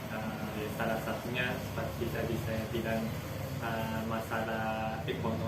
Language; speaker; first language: Indonesian; non-native, fluent; Japanese